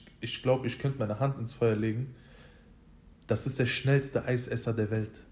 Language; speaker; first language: German; early bilingual, other home language; Turkish